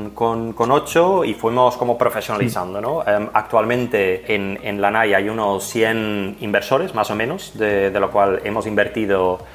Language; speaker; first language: Spanish; non-native, fluent; Dutch